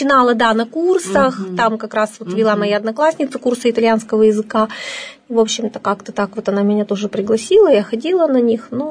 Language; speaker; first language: Russian; native; Russian